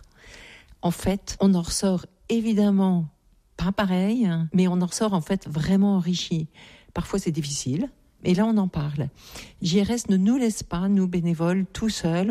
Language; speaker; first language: French; native; French